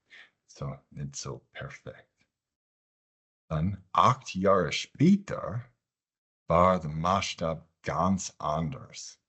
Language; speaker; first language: German; non-native, fluent; English